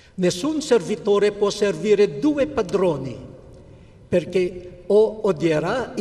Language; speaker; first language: Italian; non-native, fluent; Filipino